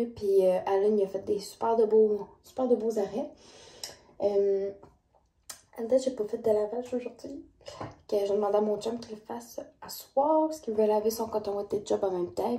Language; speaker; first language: French; native; French